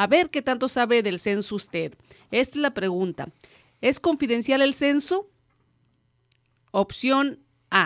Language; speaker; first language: Spanish; native; Spanish